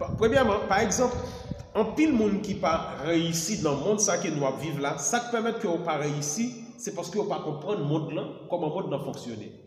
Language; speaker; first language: French; non-native, local second language; Haitian Creole